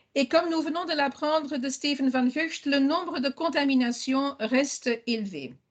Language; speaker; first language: French; non-native, local second language; Dutch